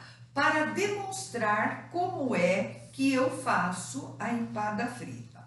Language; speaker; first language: Portuguese; native; Portuguese